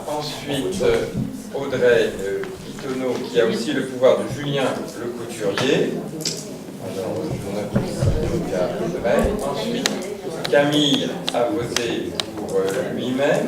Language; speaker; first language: French; native; French